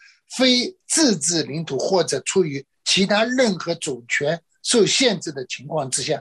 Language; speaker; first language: Chinese; native; Chinese